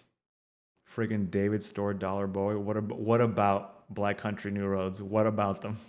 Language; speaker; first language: English; native; English